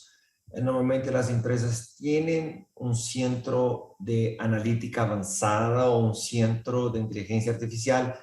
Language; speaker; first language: Spanish; non-native, fluent; Portuguese